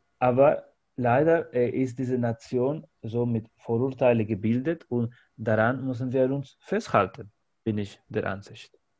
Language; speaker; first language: German; non-native, fluent; Spanish